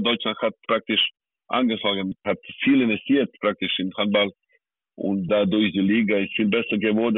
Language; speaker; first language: German; non-native, fluent; Serbian